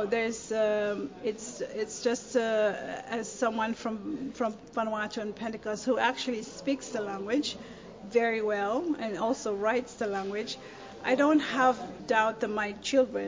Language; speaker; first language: English; non-native, fluent; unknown